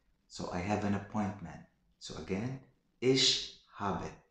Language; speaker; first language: English; non-native, local second language; Filipino